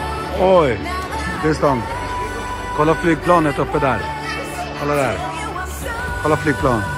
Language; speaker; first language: Swedish; native; Swedish